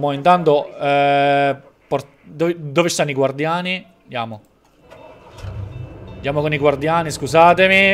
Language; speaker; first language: Italian; native; Italian